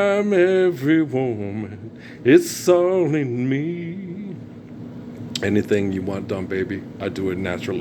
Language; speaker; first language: English; native; English